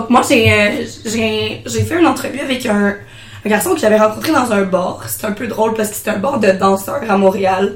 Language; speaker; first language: French; native; French